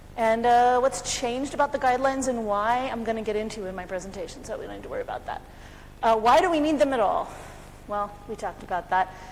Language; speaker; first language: English; native; English